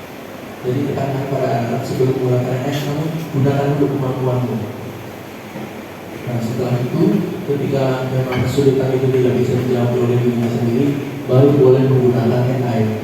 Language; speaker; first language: Indonesian; native; Indonesian